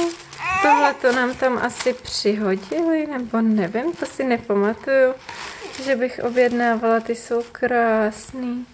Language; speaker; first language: Czech; native; Czech